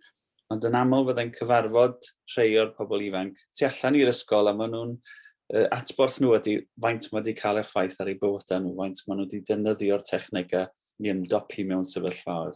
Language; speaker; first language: Welsh; native; Welsh